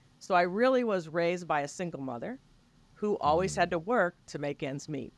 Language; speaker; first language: English; native; English